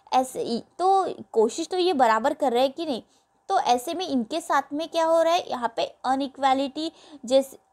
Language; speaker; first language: Hindi; non-native, local second language; Marathi